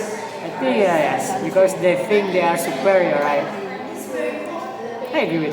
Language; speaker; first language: English; non-native, learner; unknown